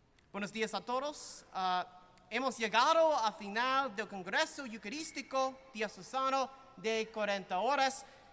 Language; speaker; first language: Spanish; non-native, fluent; English